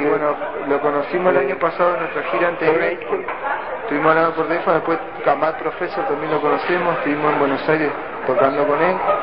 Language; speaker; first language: Spanish; native; Spanish